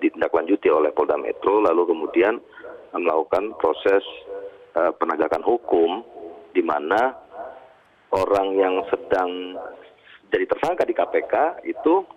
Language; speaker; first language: Indonesian; native; Indonesian